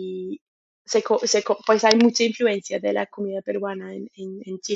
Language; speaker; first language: Spanish; non-native, fluent; English